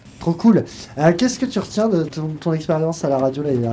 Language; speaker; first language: French; native; French